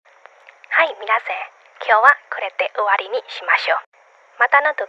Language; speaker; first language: Japanese; non-native, learner; Burmese